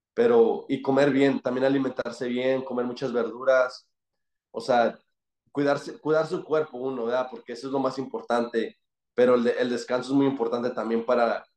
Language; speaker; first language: Spanish; early bilingual, heritage; Spanish